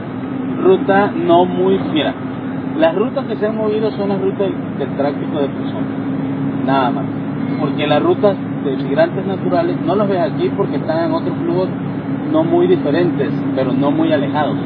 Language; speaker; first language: Spanish; native; Spanish